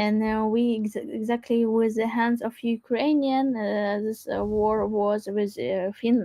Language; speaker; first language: English; non-native, learner; Crimean Tatar